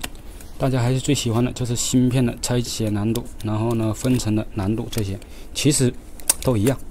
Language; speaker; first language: Chinese; native; Chinese